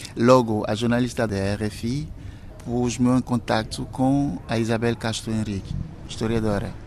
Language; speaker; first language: Portuguese; non-native, fluent; Ewe